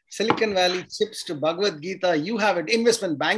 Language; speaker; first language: English; non-native, local second language; Tamil